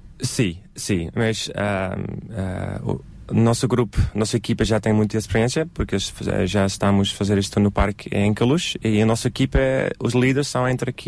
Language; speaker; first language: Portuguese; non-native, learner; Dutch